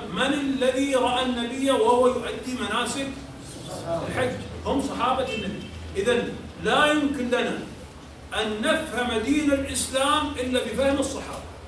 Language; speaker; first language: Arabic; native; Arabic